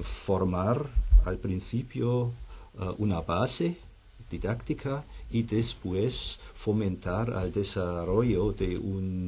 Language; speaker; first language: Spanish; non-native, fluent; German